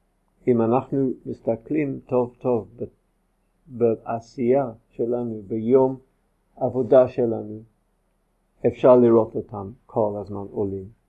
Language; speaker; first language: Hebrew; non-native, fluent; English